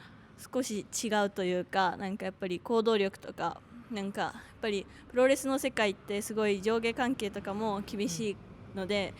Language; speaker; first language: Japanese; native; Japanese